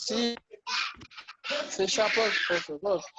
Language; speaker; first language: Portuguese; non-native, learner; Haitian Creole